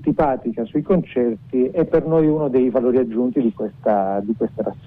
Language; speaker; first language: Italian; native; Italian